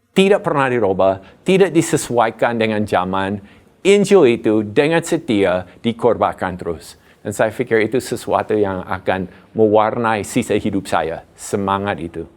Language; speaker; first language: Indonesian; non-native, fluent; English